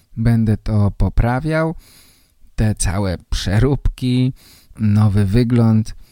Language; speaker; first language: Polish; native; Polish